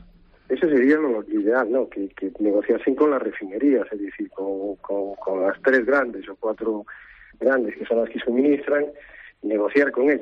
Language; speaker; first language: Spanish; native; Spanish